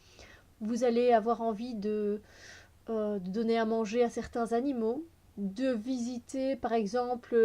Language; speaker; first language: French; native; French